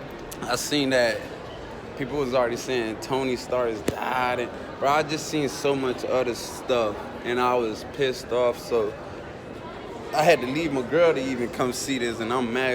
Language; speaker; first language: English; native; English